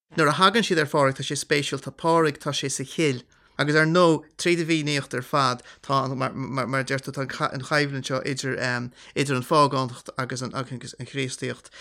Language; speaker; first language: Irish; native; Irish